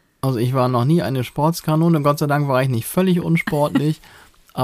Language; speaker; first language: German; native; German